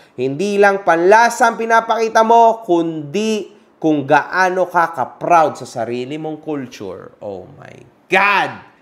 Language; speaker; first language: Filipino; native; Filipino